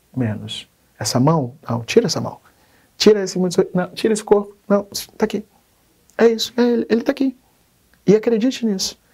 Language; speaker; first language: Portuguese; native; Portuguese